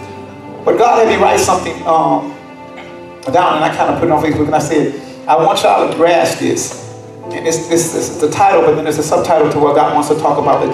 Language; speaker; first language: English; native; English